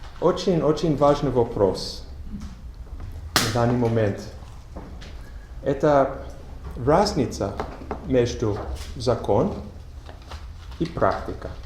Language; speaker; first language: Russian; non-native, learner; English